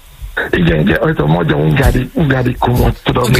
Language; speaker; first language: Hungarian; non-native, fluent; Yoruba